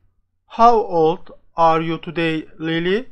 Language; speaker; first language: English; non-native, fluent; Turkish